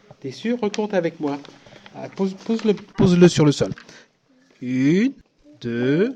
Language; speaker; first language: French; native; French